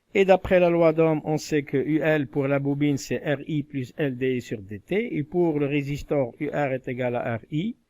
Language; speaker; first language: French; non-native, local second language; Arabic